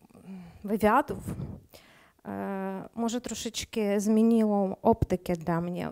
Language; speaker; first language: Polish; non-native, learner; Ukrainian